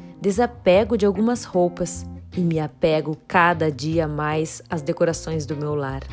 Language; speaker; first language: Portuguese; native; Portuguese